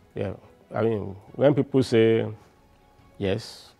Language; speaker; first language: English; non-native, local second language; Yoruba